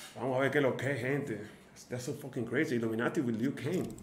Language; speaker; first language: Spanish; native; Spanish